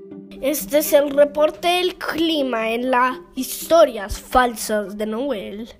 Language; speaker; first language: Spanish; early bilingual, heritage; Spanish